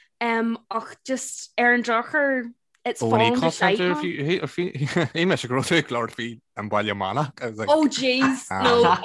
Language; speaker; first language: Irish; non-native, local second language; English